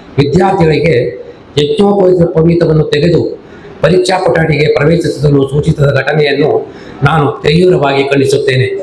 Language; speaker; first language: Kannada; native; Kannada